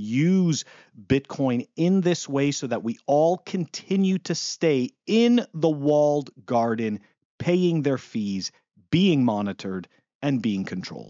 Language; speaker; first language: English; native; English